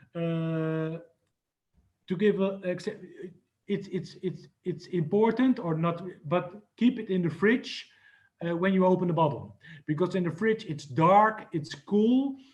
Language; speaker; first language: English; non-native, fluent; Dutch